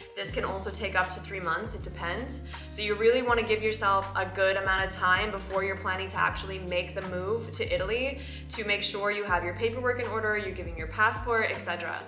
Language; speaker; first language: English; native; English